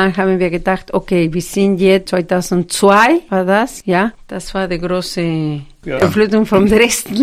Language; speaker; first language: German; non-native, fluent; Spanish